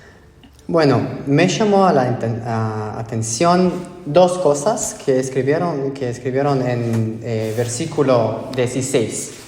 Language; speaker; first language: Spanish; non-native, fluent; Hebrew